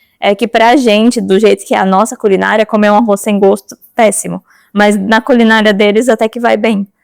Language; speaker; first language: Portuguese; native; Portuguese